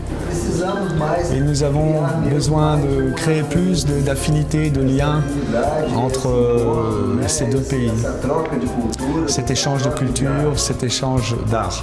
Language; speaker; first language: French; non-native, fluent; Portuguese